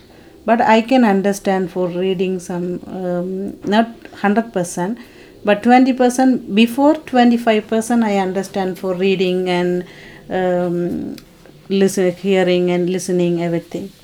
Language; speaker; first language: English; non-native, learner; Tamil